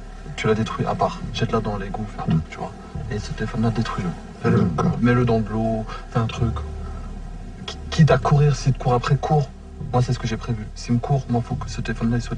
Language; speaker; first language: French; native; French